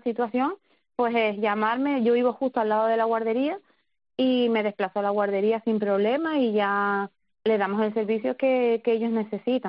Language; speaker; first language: Spanish; native; Spanish